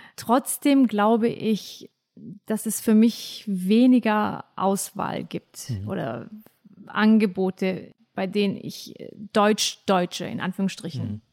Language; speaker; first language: German; early bilingual, other home language; Turkish